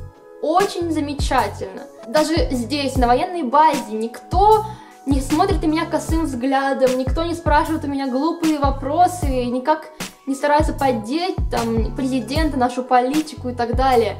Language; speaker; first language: Russian; native; Russian